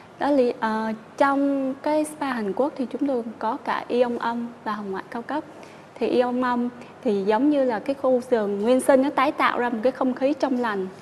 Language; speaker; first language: Vietnamese; native; Vietnamese